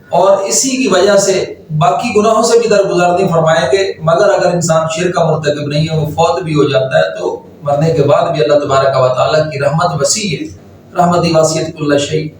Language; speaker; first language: Urdu; native; Urdu